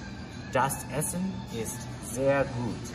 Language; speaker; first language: German; non-native, learner; English